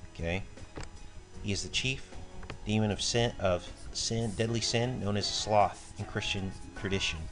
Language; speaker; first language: English; native; English